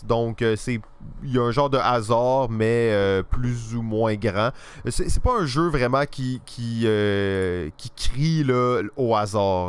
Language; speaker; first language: French; native; French